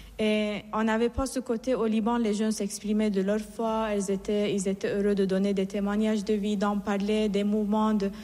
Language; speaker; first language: French; non-native, fluent; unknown